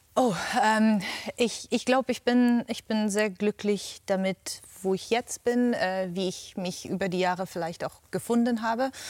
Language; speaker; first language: German; native; German